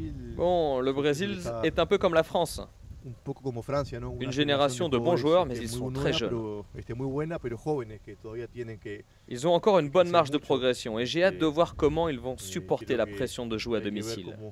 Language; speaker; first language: French; non-native, fluent; Spanish